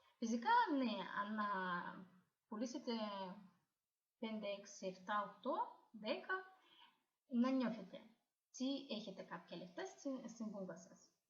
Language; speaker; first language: Greek; non-native, learner; Russian